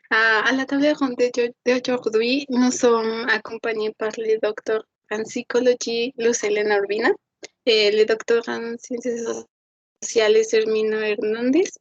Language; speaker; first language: French; non-native, learner; Spanish